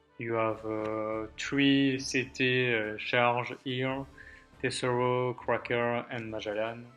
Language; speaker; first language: English; non-native, learner; French